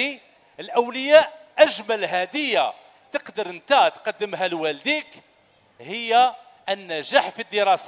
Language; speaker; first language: Arabic; native; Arabic